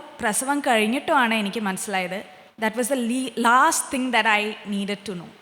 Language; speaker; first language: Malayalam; early bilingual, heritage; Malayalam